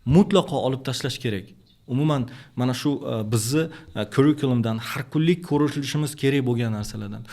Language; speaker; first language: Uzbek; native; Uzbek